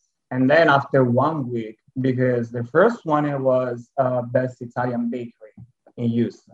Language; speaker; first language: English; non-native, fluent; Italian